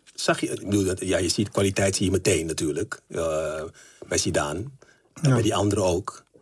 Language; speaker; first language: Dutch; native; Dutch